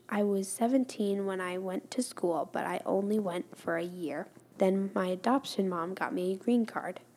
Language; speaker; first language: English; non-native, fluent; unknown